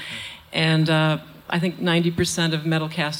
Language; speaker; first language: English; native; English